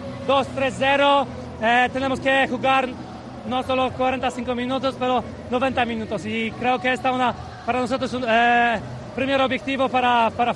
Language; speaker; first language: Spanish; non-native, learner; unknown